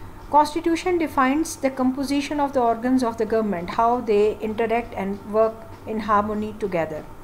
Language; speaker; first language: English; non-native, local second language; Hindi